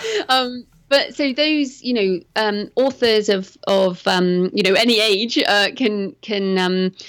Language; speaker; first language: English; native; English